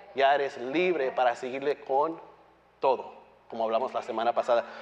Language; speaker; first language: Spanish; early bilingual, heritage; Spanish